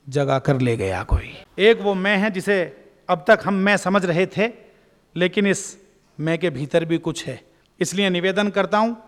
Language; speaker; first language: Hindi; native; Hindi